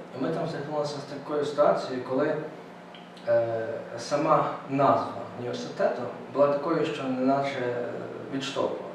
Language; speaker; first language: Ukrainian; native; Ukrainian